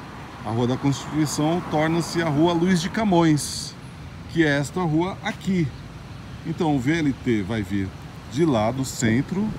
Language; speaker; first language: Portuguese; native; Portuguese